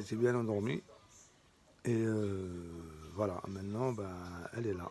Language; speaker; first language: French; native; French